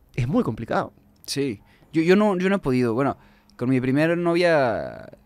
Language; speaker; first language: Spanish; native; Spanish